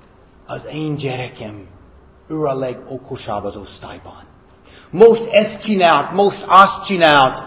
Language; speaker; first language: Hungarian; non-native, fluent; English